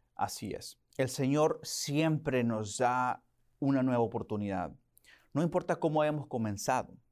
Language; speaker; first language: Spanish; early bilingual, heritage; Spanish